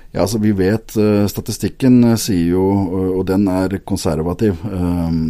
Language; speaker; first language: Norwegian; native; Norwegian